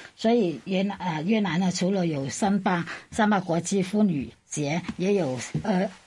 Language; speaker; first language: Chinese; non-native, fluent; Vietnamese